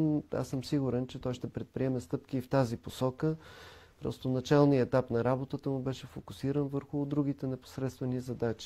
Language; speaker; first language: Bulgarian; native; Bulgarian